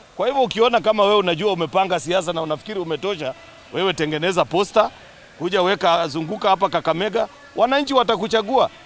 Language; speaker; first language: Swahili; non-native, local second language; Kalenjin